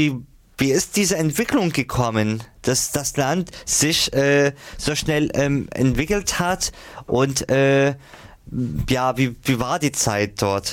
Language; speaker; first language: German; non-native, fluent; Arabic